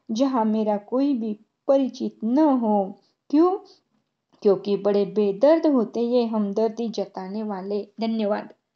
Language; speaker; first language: Hindi; non-native, local second language; Marathi